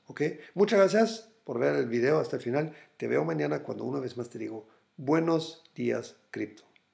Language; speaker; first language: Spanish; non-native, fluent; German